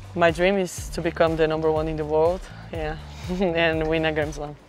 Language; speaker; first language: English; non-native, fluent; Portuguese